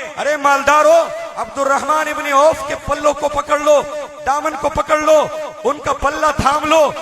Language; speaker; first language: Urdu; non-native, local second language; Pashto